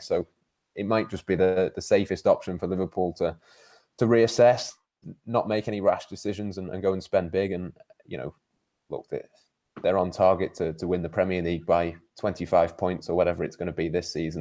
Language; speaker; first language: English; native; English